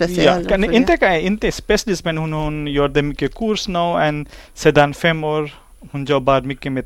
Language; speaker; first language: Swedish; non-native, learner; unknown